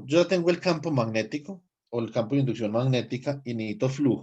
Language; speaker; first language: Spanish; native; Spanish